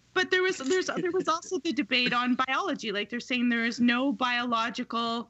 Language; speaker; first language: English; native; English